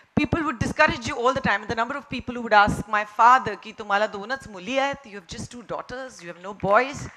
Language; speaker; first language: English; non-native, local second language; Marathi